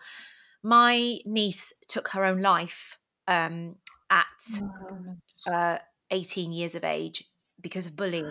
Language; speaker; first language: English; early bilingual, other home language; Greek